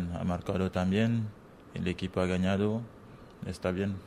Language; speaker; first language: Spanish; non-native, learner; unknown